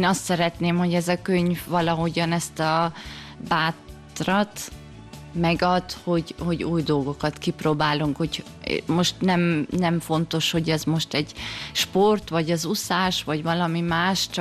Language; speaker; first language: Hungarian; early bilingual, heritage; German